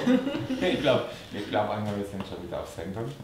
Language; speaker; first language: German; native; German